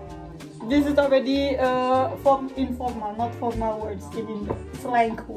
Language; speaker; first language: English; non-native, learner; Indonesian